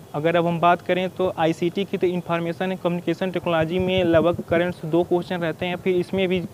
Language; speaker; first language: Hindi; native; Hindi